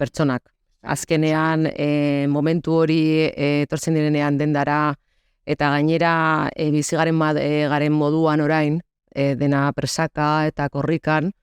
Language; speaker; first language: Basque; non-native, local second language; Spanish